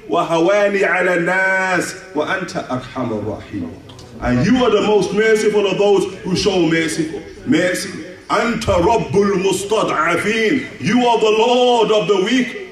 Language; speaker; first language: English; native; English